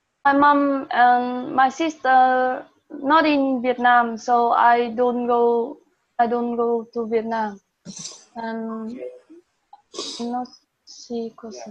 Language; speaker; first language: English; non-native, learner; Vietnamese